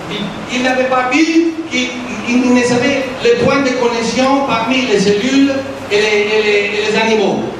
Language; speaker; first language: French; non-native, fluent; Italian